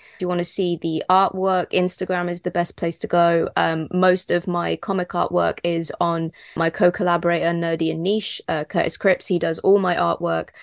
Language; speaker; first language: English; native; English